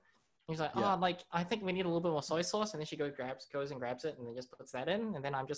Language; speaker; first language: English; non-native, local second language; Cantonese